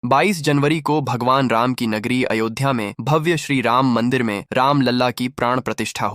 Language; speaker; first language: Hindi; native; Hindi